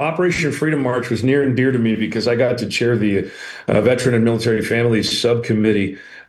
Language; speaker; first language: English; native; English